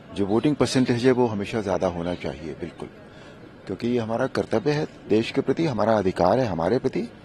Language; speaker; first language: Hindi; native; Hindi